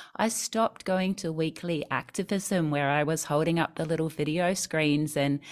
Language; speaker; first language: English; native; English